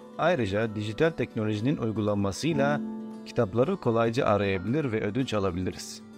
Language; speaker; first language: Turkish; non-native, fluent; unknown